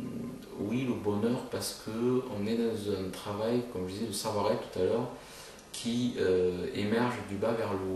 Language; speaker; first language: French; native; French